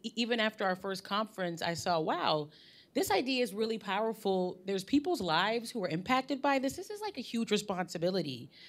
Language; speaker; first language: English; native; English